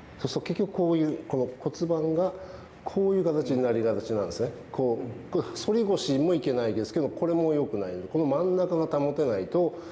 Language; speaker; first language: Japanese; native; Japanese